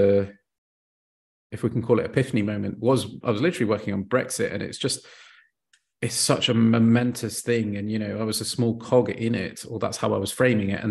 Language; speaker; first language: English; native; English